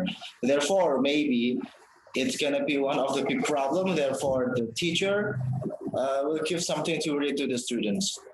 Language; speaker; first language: English; non-native, learner; Indonesian